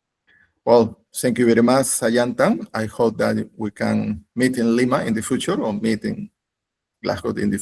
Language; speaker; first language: English; non-native, learner; Spanish